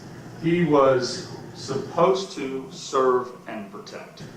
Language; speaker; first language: English; native; English